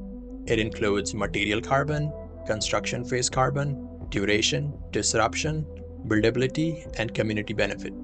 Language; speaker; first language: English; non-native, fluent; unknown